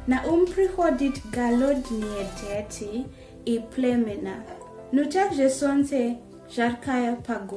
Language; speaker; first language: Russian; non-native, learner; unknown